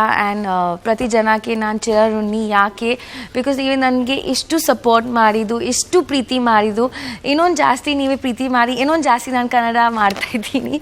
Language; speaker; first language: Kannada; non-native, learner; Punjabi